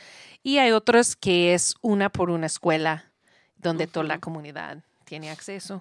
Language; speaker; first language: Spanish; non-native, learner; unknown